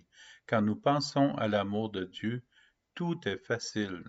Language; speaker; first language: French; native; French